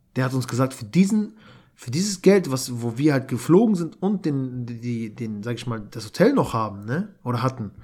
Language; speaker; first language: German; early bilingual, other home language; Albanian